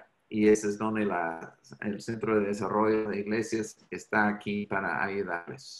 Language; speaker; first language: Spanish; non-native, fluent; English